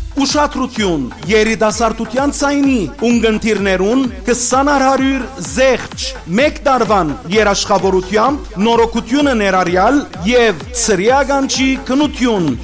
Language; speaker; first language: Armenian; native; Armenian